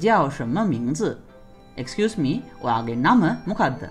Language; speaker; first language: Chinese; non-native, fluent; Sinhala